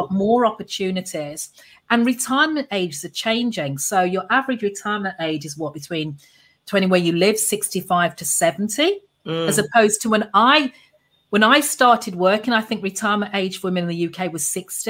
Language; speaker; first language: English; native; English